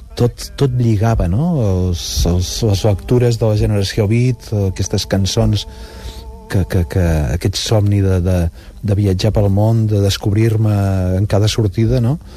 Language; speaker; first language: Catalan; native; Catalan